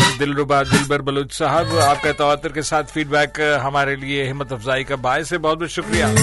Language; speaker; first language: Urdu; native; Urdu